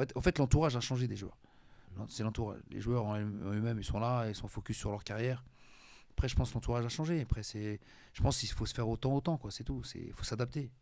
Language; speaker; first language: French; native; French